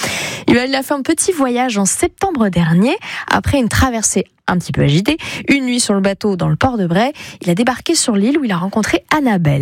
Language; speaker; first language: French; native; French